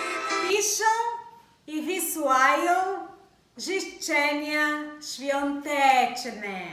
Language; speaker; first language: Polish; non-native, learner; Portuguese